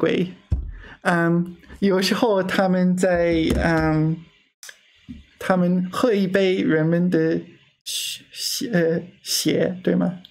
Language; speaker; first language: Chinese; non-native, learner; English